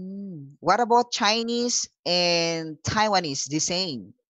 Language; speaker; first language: English; non-native, local second language; Filipino